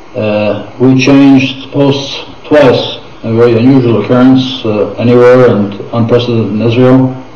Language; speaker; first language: English; non-native, fluent; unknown